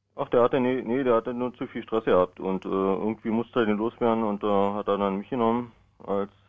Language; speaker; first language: German; native; German